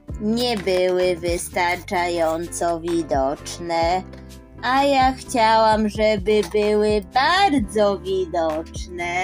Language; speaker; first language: Polish; early bilingual, heritage; Polish